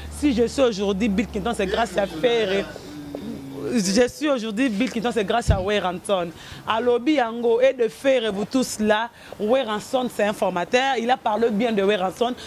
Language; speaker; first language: French; non-native, local second language; Lingala